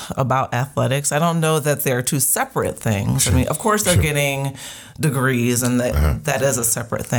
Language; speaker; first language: English; native; English